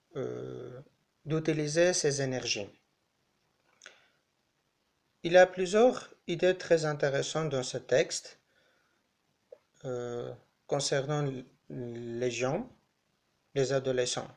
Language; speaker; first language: French; non-native, learner; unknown